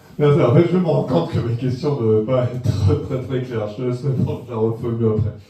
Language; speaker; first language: French; native; French